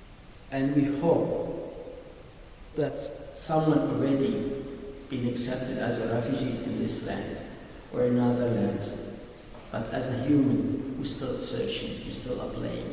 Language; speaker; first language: English; non-native, learner; Arabic